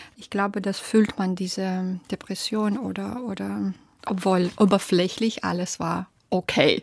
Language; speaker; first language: German; non-native, fluent; Belarusian